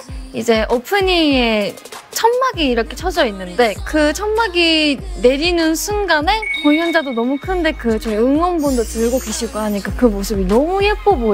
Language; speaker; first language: Korean; non-native, fluent; Japanese